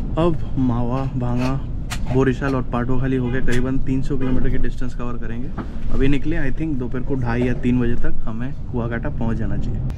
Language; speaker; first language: Hindi; native; Hindi